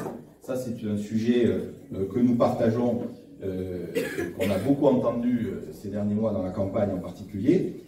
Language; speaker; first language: French; native; French